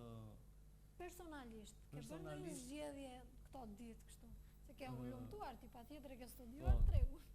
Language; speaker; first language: Albanian; native; Albanian